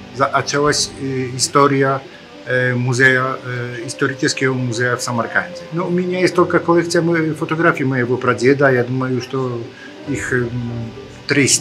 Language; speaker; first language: Polish; non-native, learner; Russian